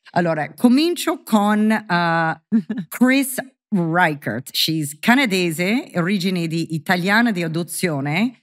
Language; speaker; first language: Italian; non-native, fluent; English